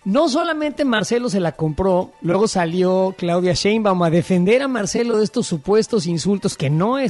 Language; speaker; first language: Spanish; native; Spanish